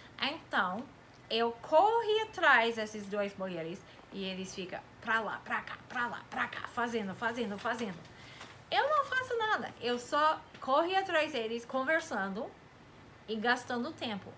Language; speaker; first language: Portuguese; non-native, fluent; English